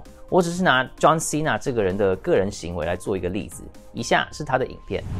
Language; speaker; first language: Chinese; native; Chinese